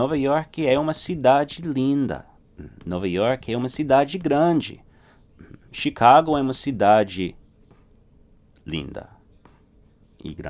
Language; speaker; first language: Portuguese; non-native, fluent; English